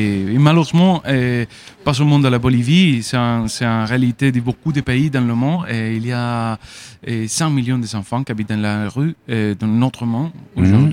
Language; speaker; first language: French; non-native, fluent; Spanish